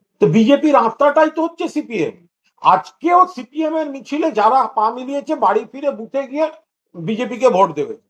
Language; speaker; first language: Bangla; native; Bangla